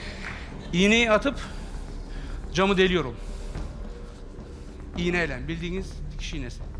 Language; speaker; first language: Turkish; native; Turkish